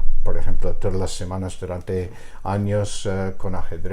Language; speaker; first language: Spanish; non-native, fluent; English